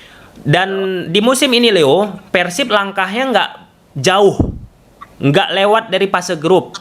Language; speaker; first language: Indonesian; native; Indonesian